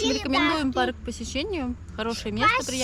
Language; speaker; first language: Russian; native; Russian